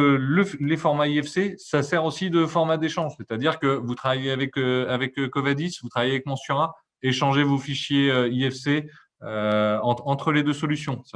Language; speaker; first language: French; native; French